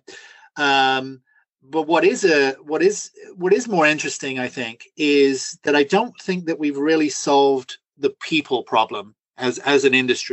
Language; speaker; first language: English; native; English